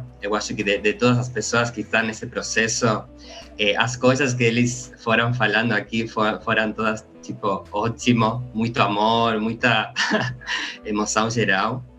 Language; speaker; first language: Portuguese; non-native, learner; Spanish